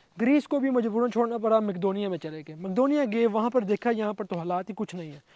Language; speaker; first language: Urdu; non-native, local second language; Punjabi